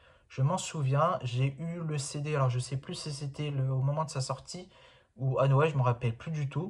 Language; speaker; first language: French; native; French